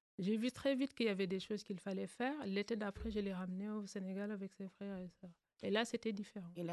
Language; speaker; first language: French; non-native, local second language; Wolof